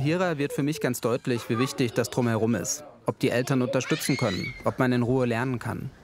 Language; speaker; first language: German; native; German